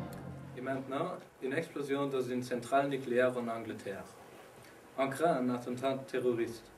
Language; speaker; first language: French; non-native, learner; English